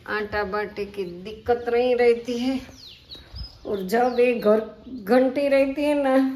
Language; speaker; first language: Hindi; non-native, local second language; Gujarati